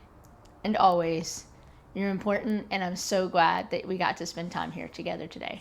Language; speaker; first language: English; native; English